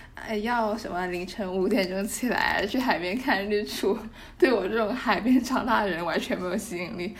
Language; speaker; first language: Chinese; native; Chinese